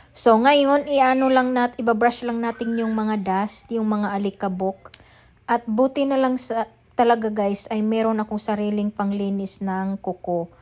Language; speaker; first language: Filipino; non-native, local second language; Cebuano